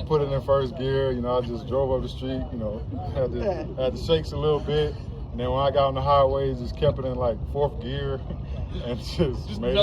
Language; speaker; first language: English; native; English